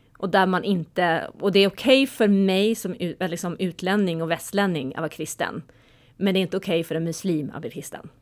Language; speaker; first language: Swedish; native; Swedish